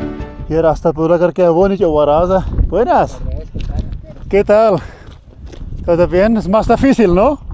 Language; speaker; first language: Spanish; non-native, learner; Hindi